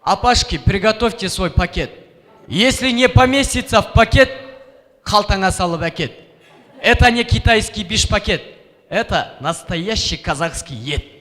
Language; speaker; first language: Russian; non-native, local second language; Kazakh